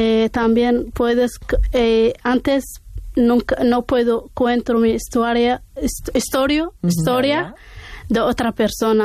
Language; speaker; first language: Spanish; non-native, learner; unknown